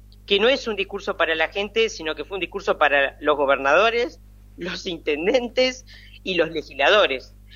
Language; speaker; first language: Spanish; native; Spanish